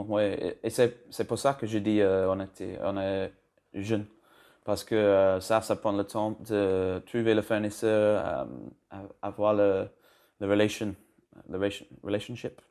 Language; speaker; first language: French; non-native, learner; English